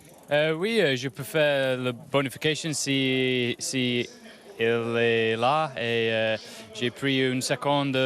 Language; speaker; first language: French; non-native, learner; English